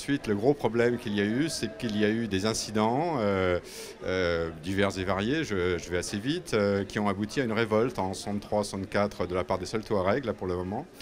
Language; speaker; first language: French; native; French